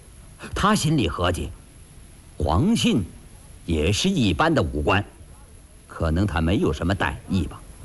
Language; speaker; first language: Chinese; native; Chinese